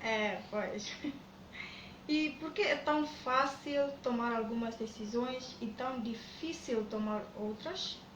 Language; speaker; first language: Portuguese; non-native, learner; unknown